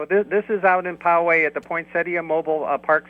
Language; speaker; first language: English; native; English